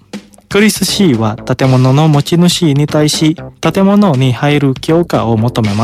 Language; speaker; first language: Japanese; non-native, fluent; Indonesian